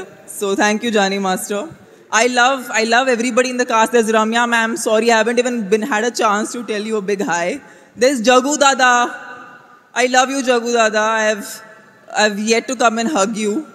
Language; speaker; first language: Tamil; non-native, fluent; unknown